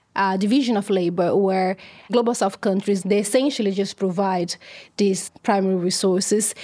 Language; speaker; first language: English; non-native, fluent; Portuguese